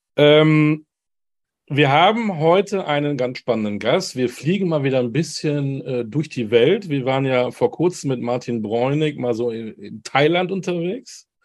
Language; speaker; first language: German; native; German